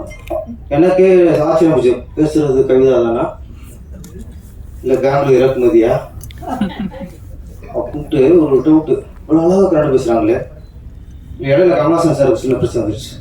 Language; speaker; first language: Tamil; native; Tamil